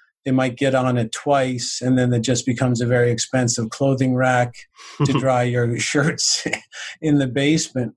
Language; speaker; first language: English; native; English